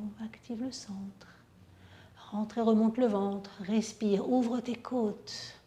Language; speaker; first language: French; native; French